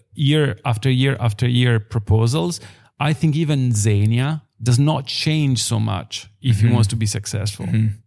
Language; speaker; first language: English; non-native, fluent; Italian